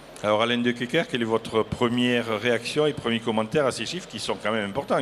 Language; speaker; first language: French; native; French